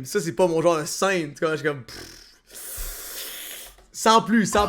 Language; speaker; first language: French; native; French